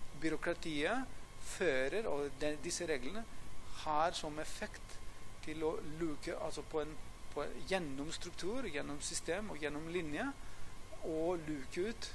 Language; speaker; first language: Norwegian; non-native, fluent; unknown